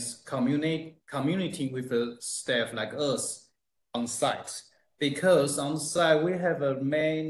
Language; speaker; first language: English; non-native, fluent; Chinese